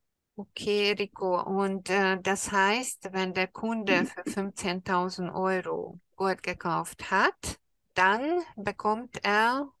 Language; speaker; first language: German; non-native, fluent; Hungarian